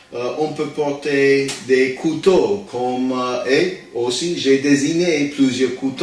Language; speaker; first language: French; non-native, learner; English